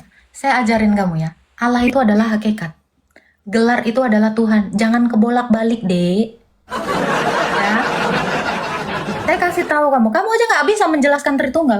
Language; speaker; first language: Indonesian; native; Indonesian